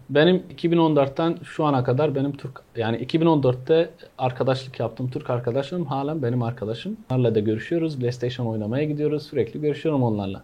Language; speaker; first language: Turkish; non-native, fluent; Arabic